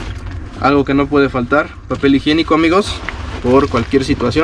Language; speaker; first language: Spanish; native; Spanish